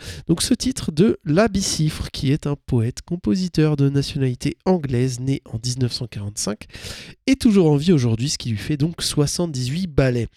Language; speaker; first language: French; native; French